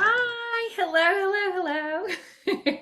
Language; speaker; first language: English; native; English